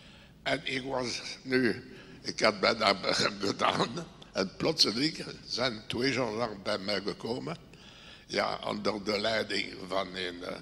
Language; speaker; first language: Dutch; non-native, local second language; French